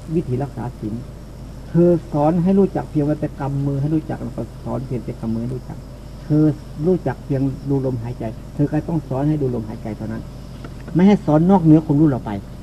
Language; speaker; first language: Thai; native; Thai